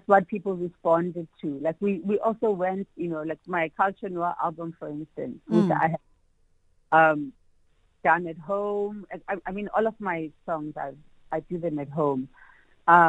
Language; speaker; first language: English; non-native, local second language; Xhosa